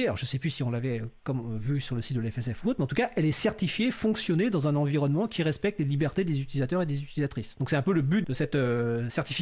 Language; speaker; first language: French; native; French